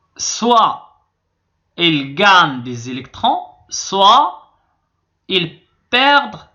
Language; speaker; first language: French; non-native, local second language; Arabic